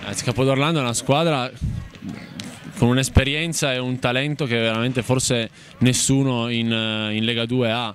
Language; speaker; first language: Italian; native; Italian